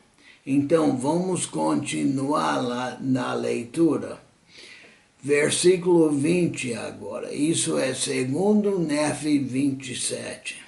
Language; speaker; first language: Portuguese; non-native, fluent; English